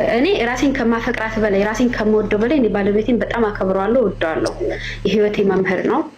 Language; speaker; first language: Amharic; native; Amharic